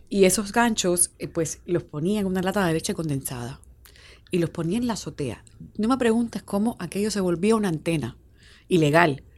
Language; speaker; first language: Spanish; native; Spanish